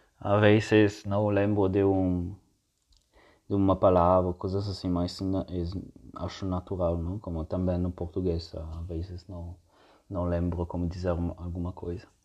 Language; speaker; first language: Portuguese; non-native, fluent; Italian